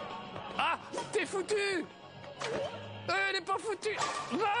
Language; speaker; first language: French; native; French